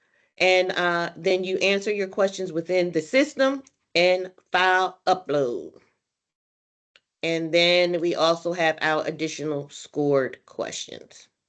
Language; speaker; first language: English; native; English